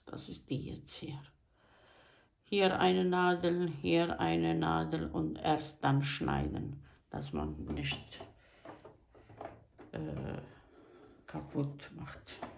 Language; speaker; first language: German; non-native, fluent; Croatian